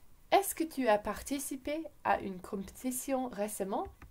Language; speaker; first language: French; non-native, fluent; English